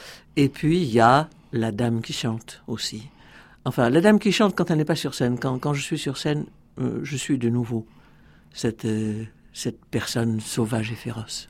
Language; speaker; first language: French; native; French